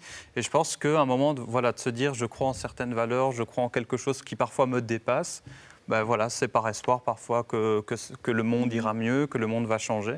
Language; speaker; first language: French; native; French